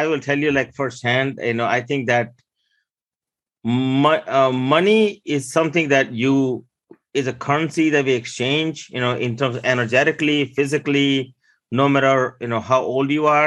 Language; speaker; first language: English; early bilingual, other home language; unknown